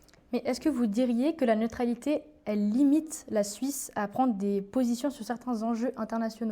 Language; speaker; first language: French; native; French